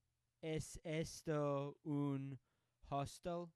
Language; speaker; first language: Spanish; non-native, learner; English